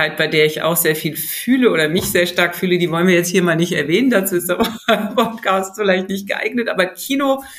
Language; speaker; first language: German; native; German